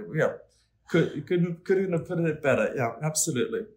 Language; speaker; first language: English; non-native, fluent; Swedish